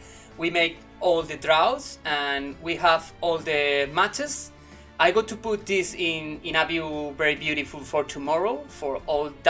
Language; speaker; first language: English; non-native, learner; Spanish